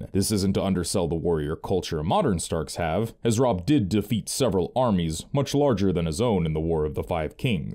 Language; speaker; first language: English; native; English